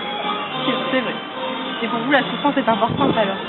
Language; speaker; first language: French; native; French